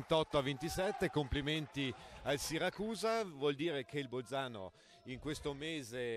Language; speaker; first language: Italian; native; Italian